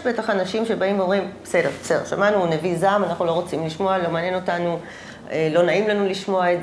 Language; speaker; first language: Hebrew; native; Hebrew